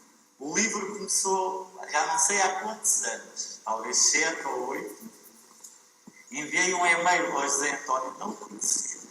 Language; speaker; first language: Portuguese; non-native, fluent; Spanish